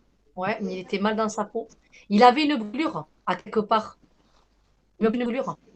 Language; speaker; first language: French; native; French